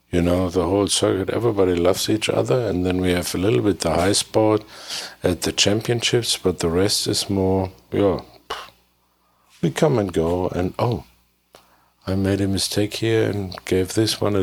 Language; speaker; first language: English; non-native, fluent; German